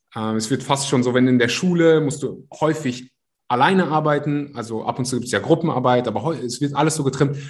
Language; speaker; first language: German; early bilingual, other home language; Russian